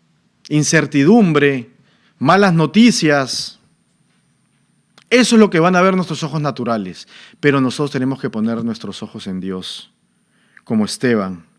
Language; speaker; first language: Spanish; native; Spanish